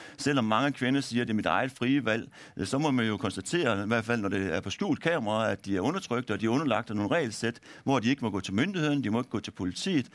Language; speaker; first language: Danish; early bilingual, other home language; Turkish